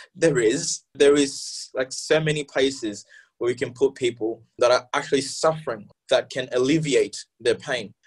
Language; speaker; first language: English; early bilingual, other home language; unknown